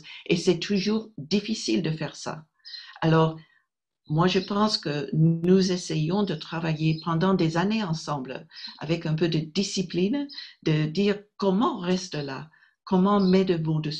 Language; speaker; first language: French; non-native, fluent; English